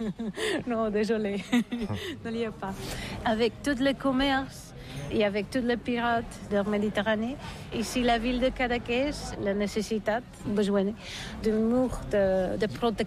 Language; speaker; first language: French; non-native, learner; Catalan